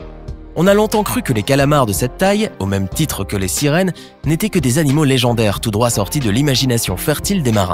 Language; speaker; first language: French; native; French